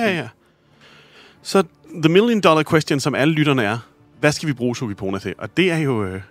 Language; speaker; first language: Danish; native; Danish